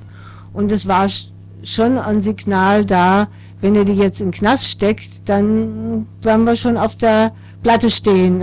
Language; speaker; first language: German; native; German